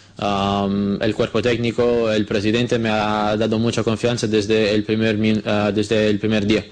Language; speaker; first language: Spanish; non-native, fluent; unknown